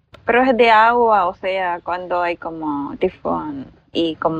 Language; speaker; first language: Spanish; non-native, learner; Filipino